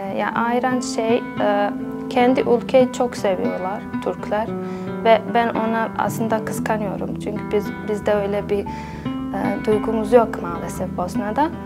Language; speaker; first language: Turkish; non-native, fluent; Bosnian